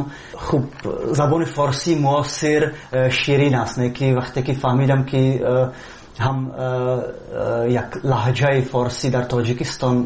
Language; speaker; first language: Persian; non-native, fluent; Slovak